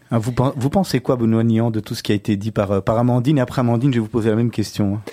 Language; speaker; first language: French; native; French